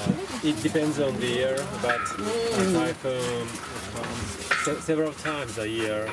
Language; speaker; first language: English; non-native, learner; Japanese